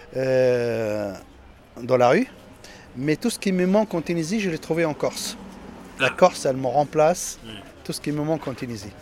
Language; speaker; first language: French; non-native, local second language; Arabic